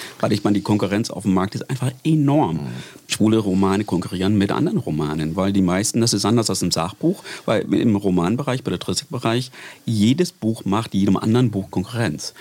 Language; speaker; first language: German; non-native, fluent; English